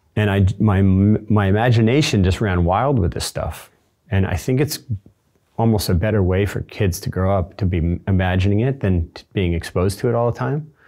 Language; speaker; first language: English; native; English